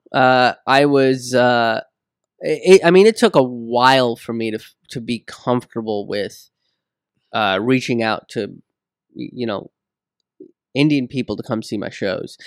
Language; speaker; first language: English; early bilingual, other home language; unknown